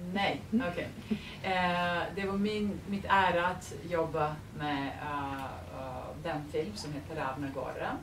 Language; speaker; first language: Swedish; non-native, fluent; Serbian